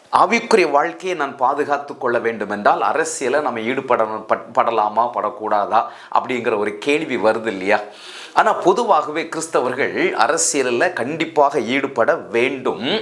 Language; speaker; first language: Tamil; native; Tamil